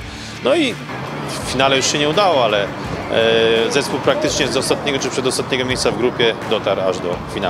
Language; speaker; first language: Polish; native; Polish